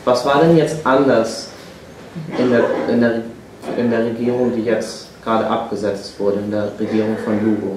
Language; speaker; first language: German; native; German